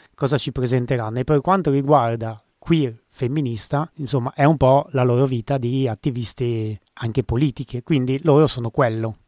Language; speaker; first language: Italian; native; Italian